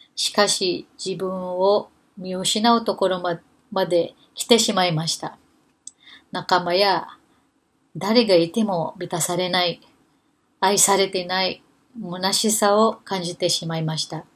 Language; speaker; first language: Japanese; non-native, fluent; Filipino